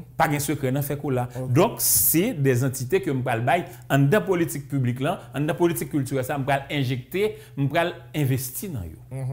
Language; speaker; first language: French; native; French